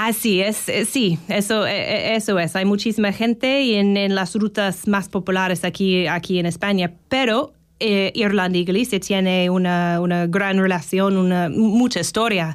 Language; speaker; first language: Spanish; non-native, learner; English